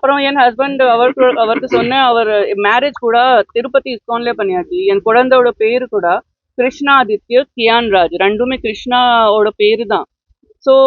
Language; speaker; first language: Tamil; non-native, learner; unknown